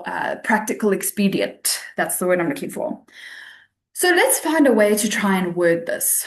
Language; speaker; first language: English; native; English